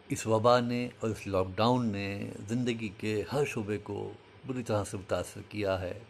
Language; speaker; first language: Urdu; native; Urdu